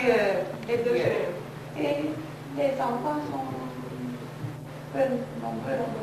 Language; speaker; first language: French; non-native, fluent; Romanian